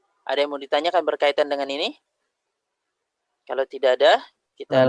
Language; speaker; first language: Indonesian; native; Indonesian